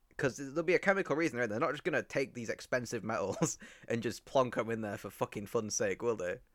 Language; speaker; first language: English; native; English